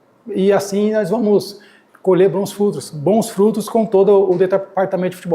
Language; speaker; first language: Portuguese; native; Portuguese